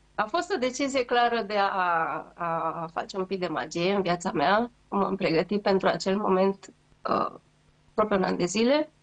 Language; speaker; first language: Romanian; native; Romanian